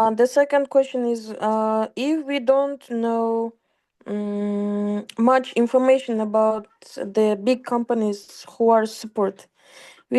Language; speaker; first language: English; non-native, fluent; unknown